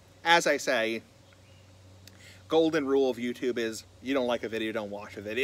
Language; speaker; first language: English; native; English